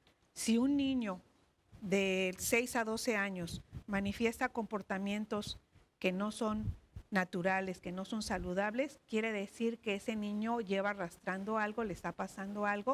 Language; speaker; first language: Spanish; native; Spanish